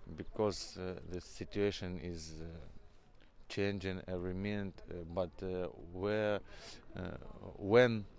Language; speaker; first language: English; non-native, fluent; Norwegian